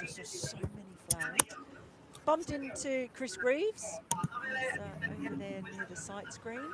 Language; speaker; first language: English; native; English